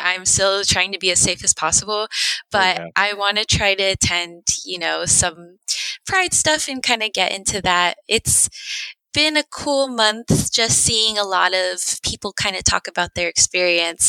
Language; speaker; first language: English; early bilingual, other home language; Spanish